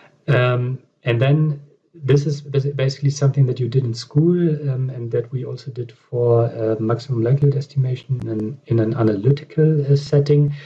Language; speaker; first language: English; non-native, fluent; German